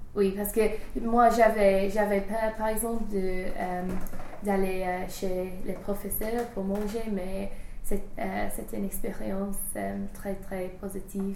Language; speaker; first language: French; non-native, fluent; English